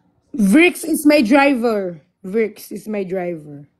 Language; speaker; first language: English; non-native, learner; Filipino